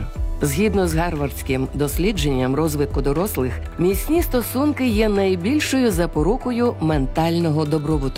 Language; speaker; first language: Ukrainian; native; Ukrainian